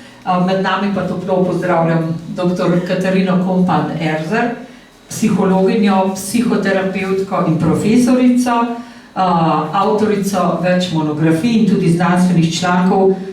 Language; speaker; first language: Slovenian; native; Slovenian